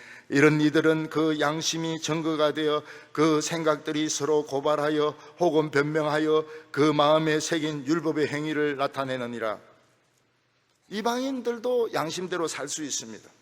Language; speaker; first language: Korean; native; Korean